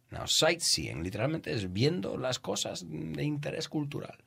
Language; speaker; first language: Spanish; non-native, fluent; English